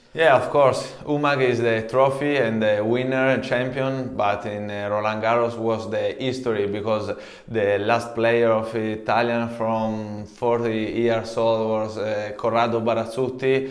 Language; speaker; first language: English; non-native, learner; Italian